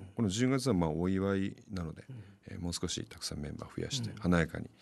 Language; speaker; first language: Japanese; native; Japanese